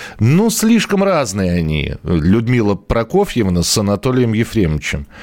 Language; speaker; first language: Russian; native; Russian